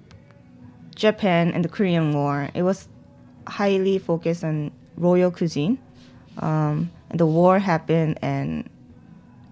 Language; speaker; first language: English; non-native, fluent; Korean